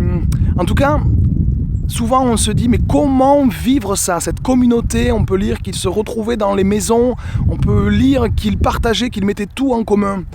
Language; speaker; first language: French; native; French